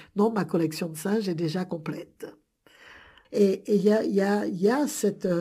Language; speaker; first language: French; native; French